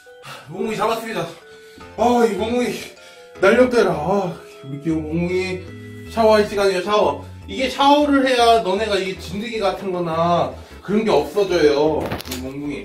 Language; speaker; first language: Korean; native; Korean